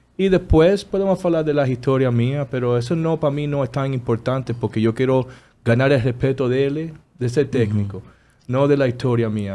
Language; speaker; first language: Spanish; non-native, learner; Portuguese